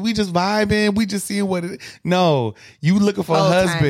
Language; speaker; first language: English; native; English